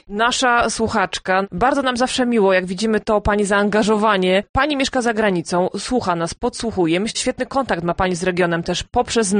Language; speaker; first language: Polish; native; Polish